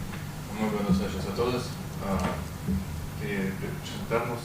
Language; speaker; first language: Spanish; non-native, fluent; Russian